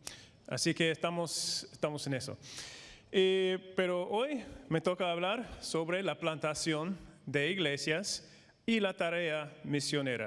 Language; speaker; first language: Spanish; non-native, fluent; English